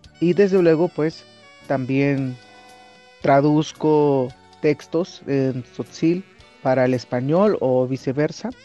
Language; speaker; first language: Spanish; non-native, local second language; Tzotzil